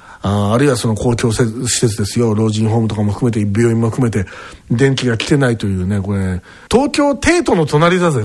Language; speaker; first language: Japanese; native; Japanese